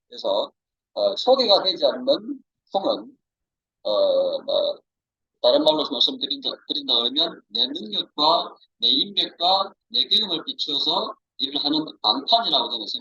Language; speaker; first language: Korean; native; Korean